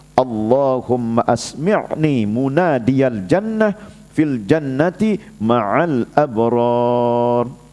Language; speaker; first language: Malay; native; Malay